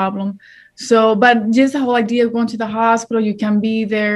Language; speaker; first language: English; early bilingual, other home language; Spanish